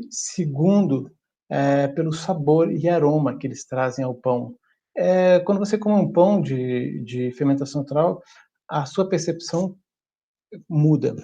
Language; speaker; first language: Portuguese; early bilingual, other home language; German